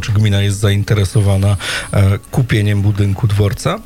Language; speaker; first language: Polish; native; Polish